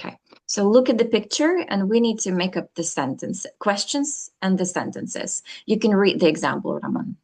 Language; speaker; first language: English; non-native, fluent; Russian